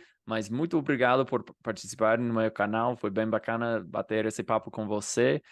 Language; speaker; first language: Portuguese; non-native, fluent; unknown